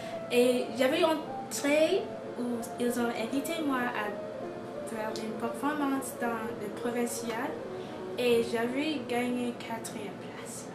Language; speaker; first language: French; non-native, local second language; English